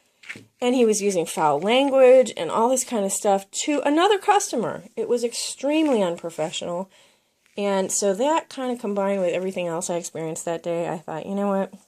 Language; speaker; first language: English; native; English